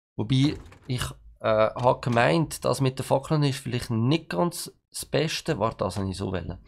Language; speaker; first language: German; native; German